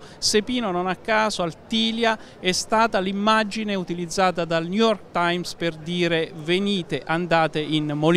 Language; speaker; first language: Italian; native; Italian